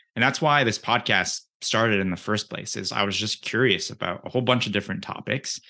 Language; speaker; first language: English; early bilingual, other home language; Japanese